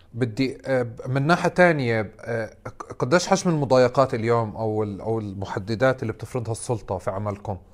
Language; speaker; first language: Arabic; native; Arabic